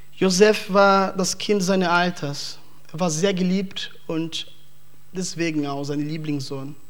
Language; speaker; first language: German; non-native, fluent; Portuguese